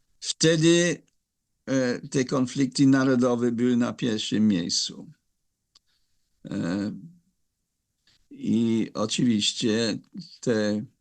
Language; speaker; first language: Polish; non-native, fluent; English